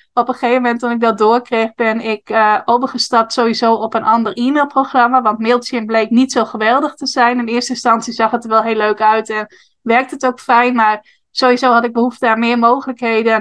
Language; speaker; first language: Dutch; native; Dutch